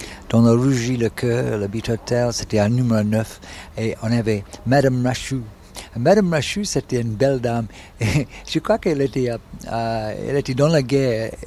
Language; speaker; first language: French; non-native, fluent; English